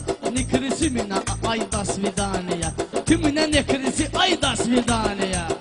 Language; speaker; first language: Russian; non-native, learner; Talysh